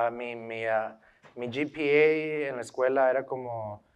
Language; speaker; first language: Spanish; early bilingual, heritage; Spanish